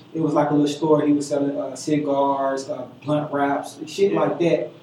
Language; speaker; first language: English; native; English